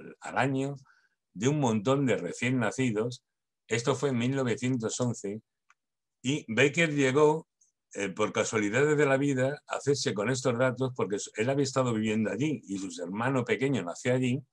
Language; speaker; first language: Spanish; native; Spanish